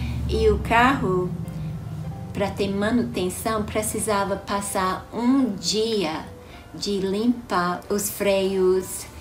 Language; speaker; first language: Portuguese; non-native, fluent; English